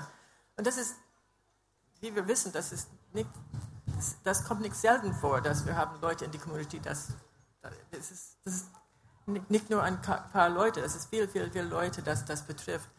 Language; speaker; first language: German; non-native, fluent; English